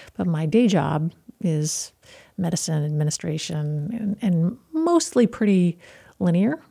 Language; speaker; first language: English; native; English